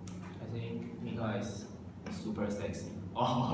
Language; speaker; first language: English; non-native, learner; Chinese